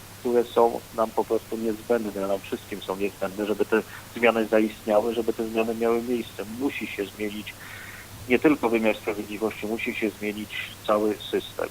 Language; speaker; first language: Polish; native; Polish